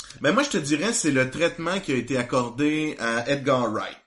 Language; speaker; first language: French; native; French